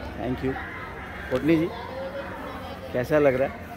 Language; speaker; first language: Hindi; native; Hindi